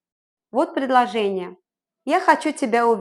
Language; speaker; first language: Russian; non-native, fluent; Azerbaijani